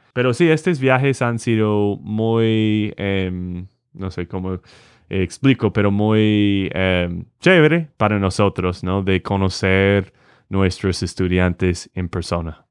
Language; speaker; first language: Spanish; non-native, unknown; English